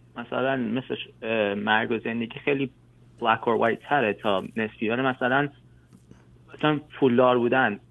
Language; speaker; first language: Persian; early bilingual, heritage; Persian